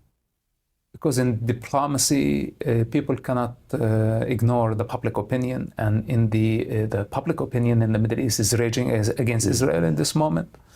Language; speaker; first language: English; non-native, fluent; Arabic